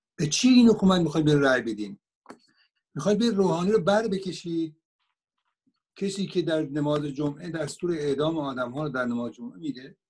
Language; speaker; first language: Persian; native; Persian